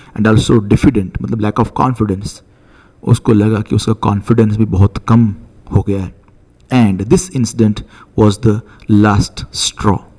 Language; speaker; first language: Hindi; non-native, local second language; Marathi